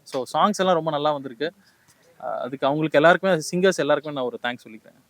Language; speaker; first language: Tamil; native; Tamil